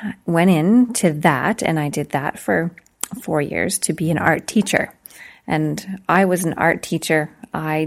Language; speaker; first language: English; native; English